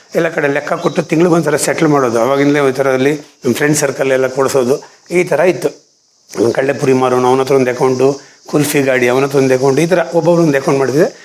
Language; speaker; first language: Kannada; non-native, local second language; Konkani